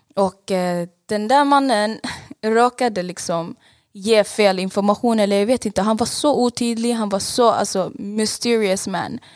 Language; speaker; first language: Swedish; non-native, fluent; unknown